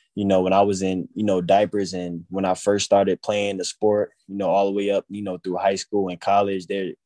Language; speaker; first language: English; native; English